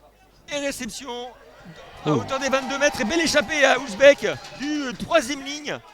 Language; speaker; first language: French; native; French